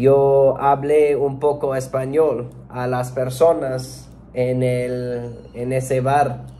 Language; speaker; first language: Spanish; non-native, learner; English